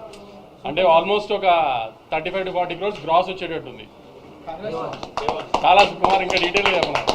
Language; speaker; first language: Telugu; native; Telugu